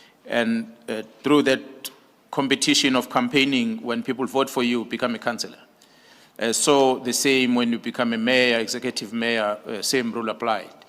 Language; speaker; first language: English; non-native, local second language; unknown